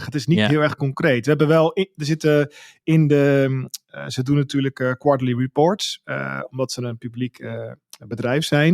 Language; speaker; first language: Dutch; native; Dutch